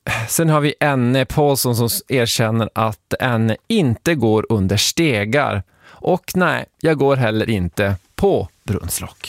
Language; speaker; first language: Swedish; native; Swedish